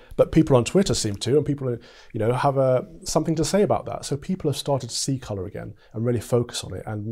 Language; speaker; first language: English; native; English